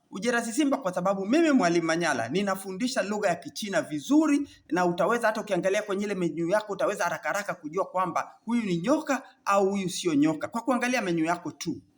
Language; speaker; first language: Swahili; native; Swahili